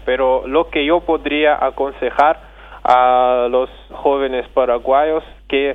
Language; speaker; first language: Spanish; non-native, fluent; Russian